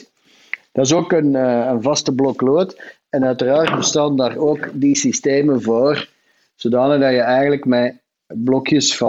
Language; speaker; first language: Dutch; native; Dutch